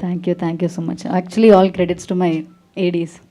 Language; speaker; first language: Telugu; non-native, learner; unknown